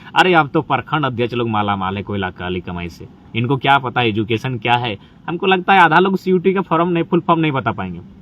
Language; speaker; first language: Hindi; non-native, local second language; Magahi